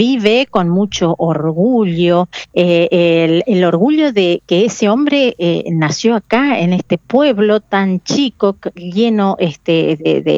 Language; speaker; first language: Spanish; native; Spanish